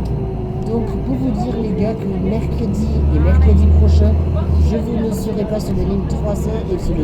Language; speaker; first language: French; native; French